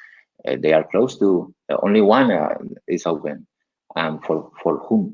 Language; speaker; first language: English; non-native, learner; Spanish